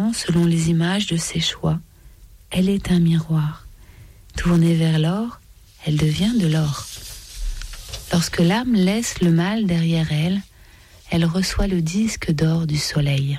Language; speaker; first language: French; native; French